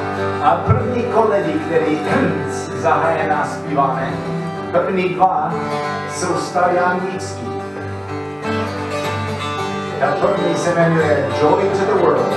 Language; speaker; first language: Czech; non-native, learner; English